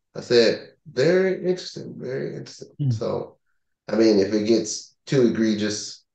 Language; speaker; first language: English; native; English